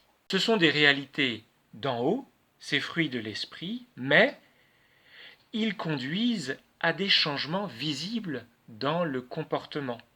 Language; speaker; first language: French; native; French